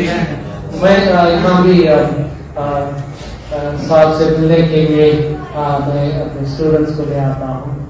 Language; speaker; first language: Hindi; non-native, local second language; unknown